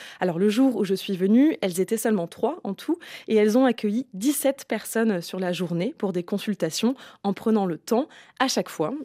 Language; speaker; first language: French; native; French